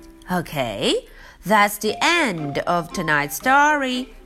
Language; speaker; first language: English; non-native, fluent; Chinese